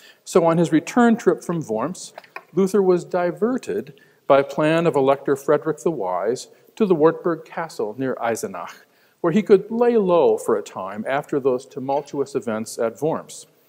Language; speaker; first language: English; native; English